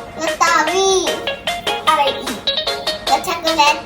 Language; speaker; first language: Thai; native; Thai